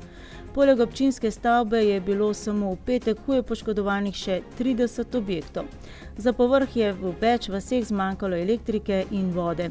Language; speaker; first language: Slovenian; native; Slovenian